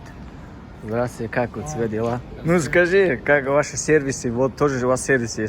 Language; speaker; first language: Russian; non-native, learner; Tajik